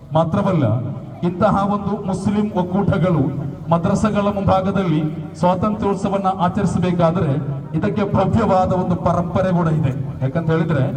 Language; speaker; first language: Kannada; non-native, local second language; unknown